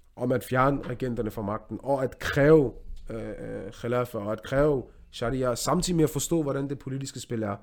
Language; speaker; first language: Danish; early bilingual, other home language; Arabic